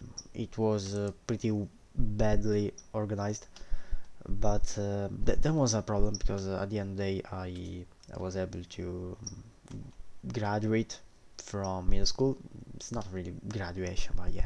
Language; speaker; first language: English; non-native, fluent; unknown